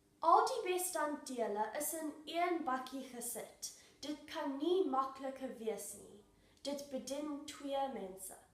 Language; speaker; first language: Afrikaans; non-native, local second language; English